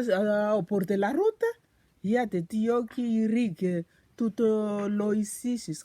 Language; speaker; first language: French; non-native, local second language; Malagasy